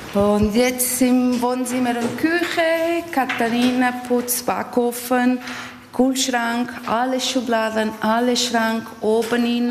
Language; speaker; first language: German; non-native, learner; Portuguese